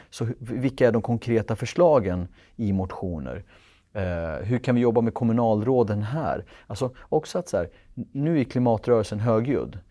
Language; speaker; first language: Swedish; early bilingual, other home language; Kurdish